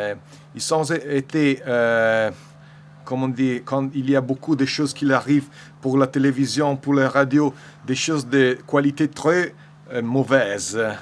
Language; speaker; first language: French; non-native, learner; Italian